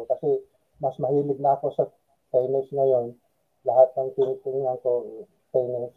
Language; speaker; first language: Filipino; non-native, local second language; Cebuano